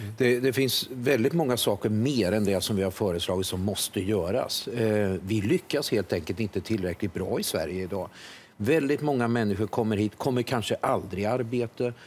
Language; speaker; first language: Swedish; native; Swedish